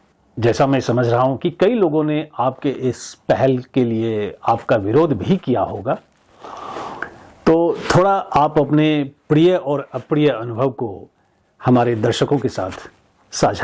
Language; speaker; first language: Hindi; native; Hindi